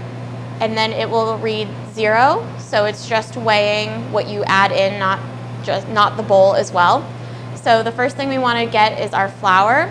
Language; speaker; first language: English; native; English